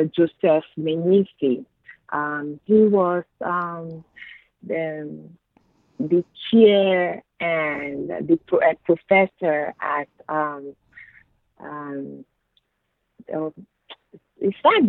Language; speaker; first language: English; non-native, fluent; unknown